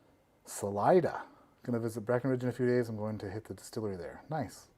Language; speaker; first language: English; native; English